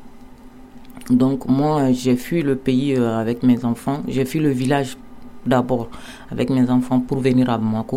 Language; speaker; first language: French; non-native, local second language; Bambara